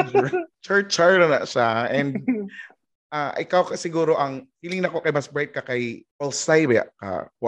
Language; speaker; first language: English; non-native, local second language; Cebuano